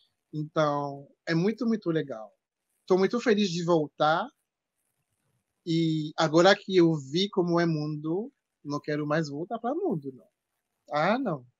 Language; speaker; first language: Portuguese; non-native, fluent; French